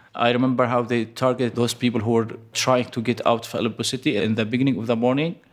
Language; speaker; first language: English; non-native, fluent; Arabic